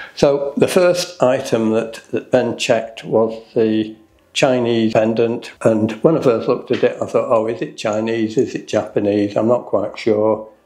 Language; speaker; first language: English; native; English